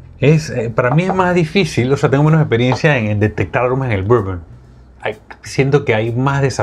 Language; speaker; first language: Spanish; native; Spanish